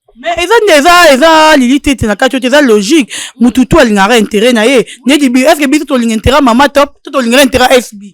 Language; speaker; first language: Lingala; native; Lingala